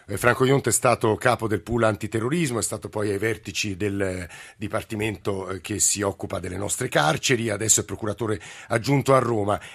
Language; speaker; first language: Italian; native; Italian